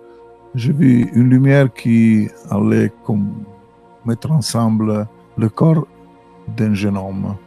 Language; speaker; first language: French; non-native, fluent; Italian